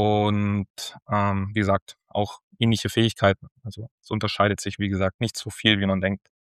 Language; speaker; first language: German; native; German